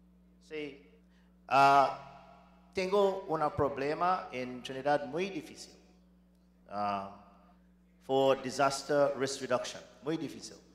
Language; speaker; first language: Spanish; non-native, learner; English